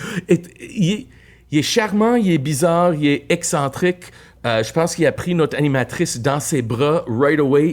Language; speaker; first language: French; non-native, fluent; English